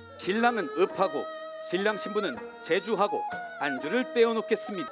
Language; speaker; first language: Korean; native; Korean